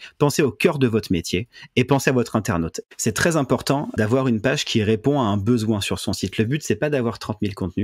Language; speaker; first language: French; native; French